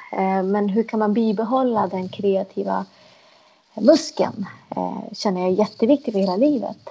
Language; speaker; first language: Swedish; early bilingual, other home language; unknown